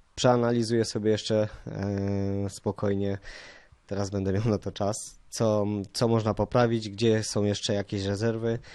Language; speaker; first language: Polish; native; Polish